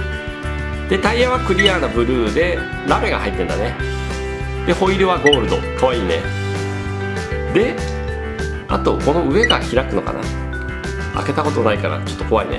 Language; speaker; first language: Japanese; native; Japanese